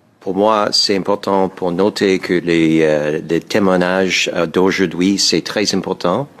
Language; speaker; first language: French; non-native, learner; English